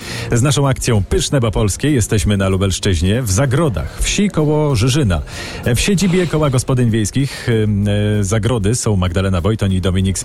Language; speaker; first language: Polish; native; Polish